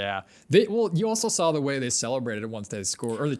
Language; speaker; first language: English; native; English